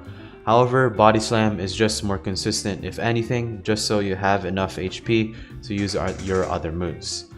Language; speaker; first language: English; native; English